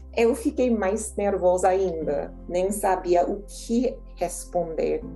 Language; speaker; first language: Portuguese; non-native, fluent; English